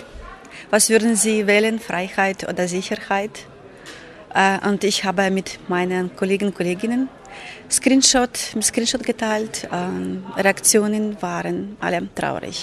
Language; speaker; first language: German; non-native, fluent; Ukrainian